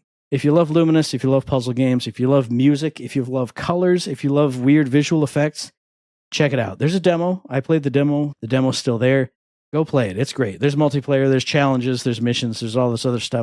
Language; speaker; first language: English; native; English